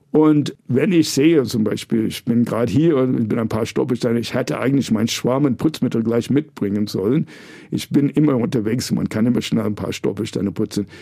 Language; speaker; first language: German; non-native, fluent; English